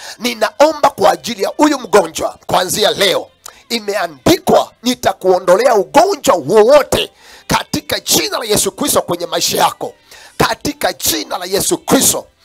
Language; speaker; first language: Swahili; non-native, local second language; Kamba